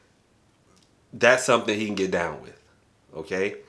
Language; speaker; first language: English; native; English